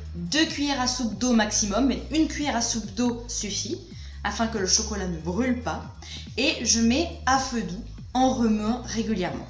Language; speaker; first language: French; native; French